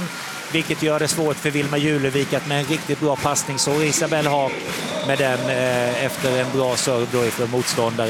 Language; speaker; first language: Swedish; native; Swedish